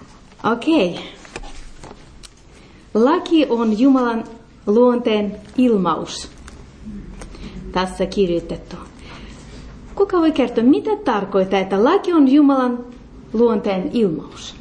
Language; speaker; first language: Finnish; non-native, learner; Russian